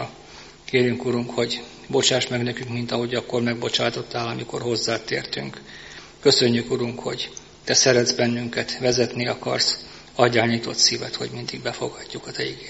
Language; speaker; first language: Hungarian; native; Hungarian